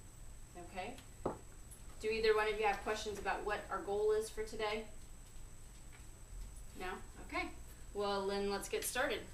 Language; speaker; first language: English; native; English